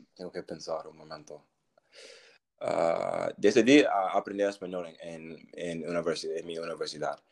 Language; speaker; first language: Spanish; non-native, learner; English